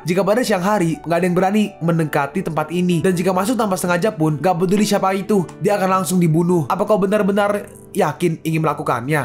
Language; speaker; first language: Indonesian; native; Indonesian